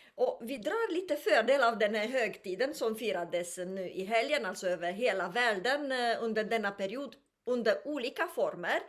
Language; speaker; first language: Swedish; non-native, fluent; Romanian